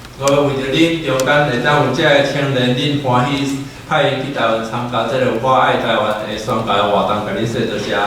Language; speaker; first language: Chinese; native; Chinese